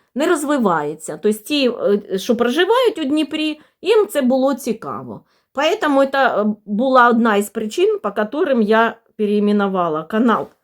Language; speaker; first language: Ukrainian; non-native, local second language; Russian